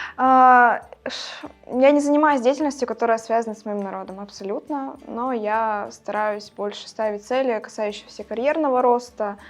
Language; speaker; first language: Russian; native; Russian